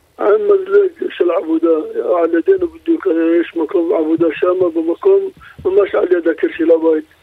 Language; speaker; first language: Hebrew; non-native, local second language; Arabic